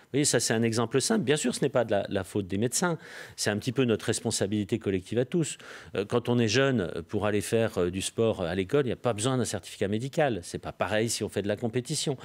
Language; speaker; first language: French; native; French